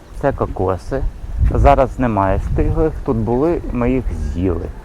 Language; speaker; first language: Ukrainian; native; Ukrainian